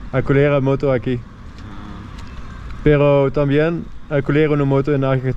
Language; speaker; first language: Spanish; non-native, learner; Dutch